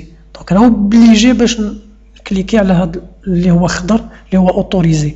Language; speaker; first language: Arabic; native; Arabic